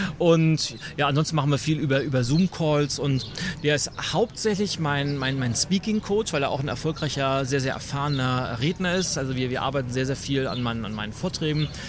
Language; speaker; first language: German; native; German